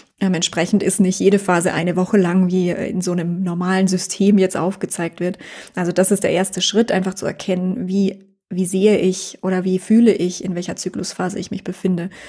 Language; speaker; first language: German; native; German